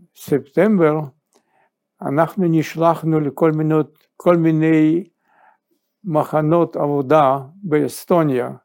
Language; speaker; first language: Hebrew; non-native, fluent; Yiddish